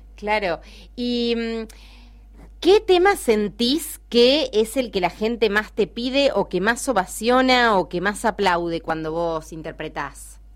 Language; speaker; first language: Spanish; native; Spanish